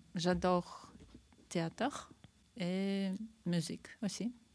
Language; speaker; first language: French; non-native, learner; Ukrainian